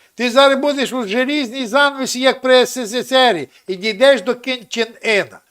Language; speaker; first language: Russian; non-native, local second language; Ukrainian